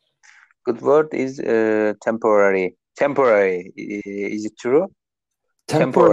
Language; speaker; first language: English; non-native, learner; Turkish